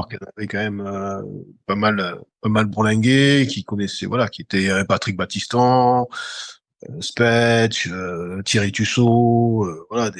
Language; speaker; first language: French; native; French